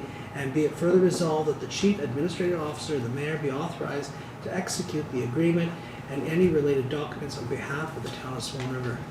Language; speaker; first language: English; native; English